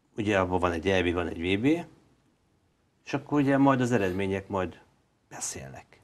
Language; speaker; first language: Hungarian; native; Hungarian